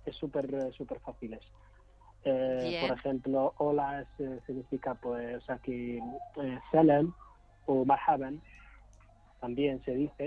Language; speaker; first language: Spanish; non-native, fluent; Arabic